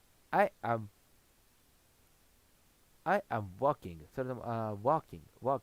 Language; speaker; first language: English; non-native, learner; Japanese